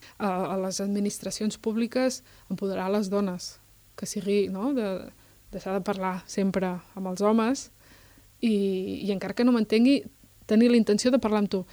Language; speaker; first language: Catalan; early bilingual, other home language; Berber languages